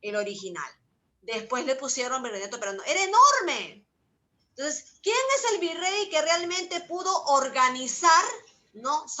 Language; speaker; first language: Spanish; native; Spanish